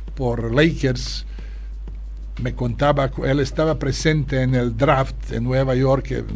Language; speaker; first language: Spanish; non-native, fluent; Serbian